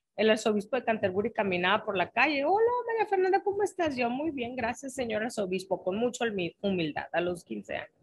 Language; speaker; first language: Spanish; native; Spanish